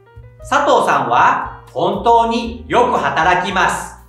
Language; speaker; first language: Japanese; non-native, fluent; Indonesian